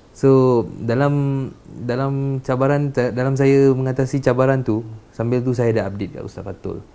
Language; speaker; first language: Malay; non-native, local second language; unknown